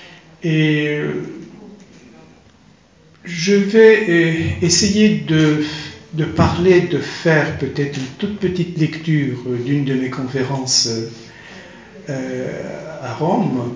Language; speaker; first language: French; non-native, fluent; Turkish